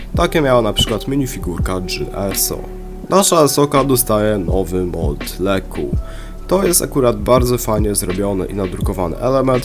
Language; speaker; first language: Polish; native; Polish